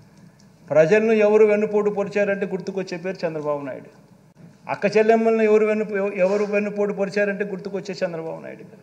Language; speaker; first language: Telugu; native; Telugu